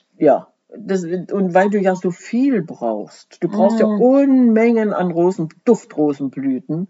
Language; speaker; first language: German; native; German